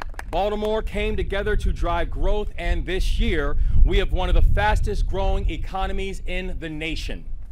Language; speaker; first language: English; native; English